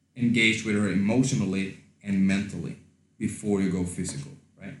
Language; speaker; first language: English; non-native, fluent; Swedish